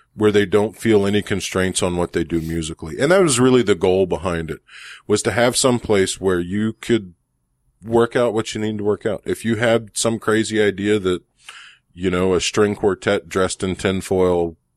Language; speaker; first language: English; native; English